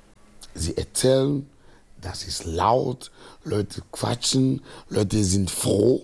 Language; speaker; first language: German; non-native, fluent; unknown